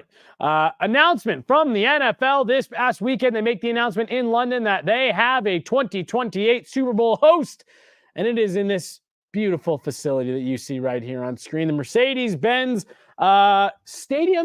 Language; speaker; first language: English; native; English